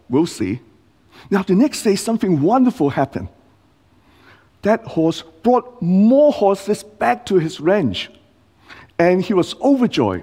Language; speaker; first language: English; non-native, local second language; Cantonese